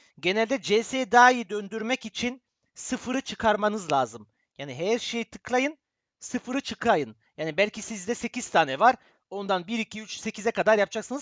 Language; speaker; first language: Turkish; early bilingual, heritage; Turkish